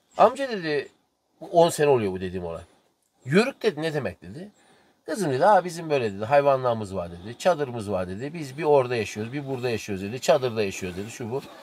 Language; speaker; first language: Turkish; native; Turkish